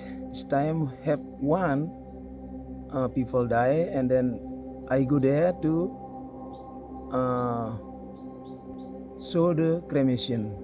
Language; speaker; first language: English; non-native, learner; Balinese